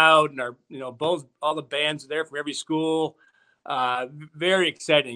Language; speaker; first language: English; native; English